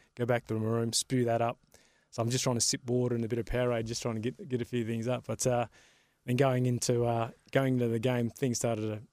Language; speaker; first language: English; native; English